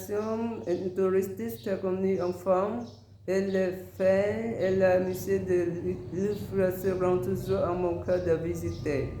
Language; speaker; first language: French; non-native, learner; Vietnamese